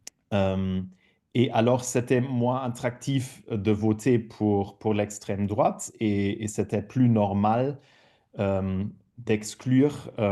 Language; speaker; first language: French; non-native, fluent; German